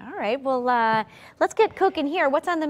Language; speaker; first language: English; native; English